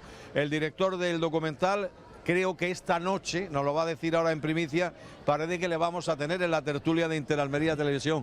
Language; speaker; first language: Spanish; native; Spanish